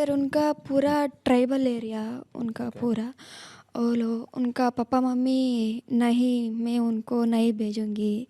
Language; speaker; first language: Hindi; non-native, local second language; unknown